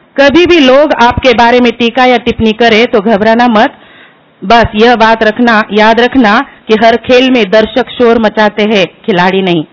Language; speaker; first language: Hindi; non-native, local second language; Marathi